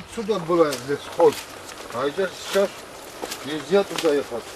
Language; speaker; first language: Russian; non-native, learner; Georgian